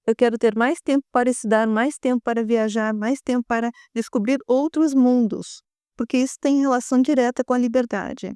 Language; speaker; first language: Portuguese; native; Portuguese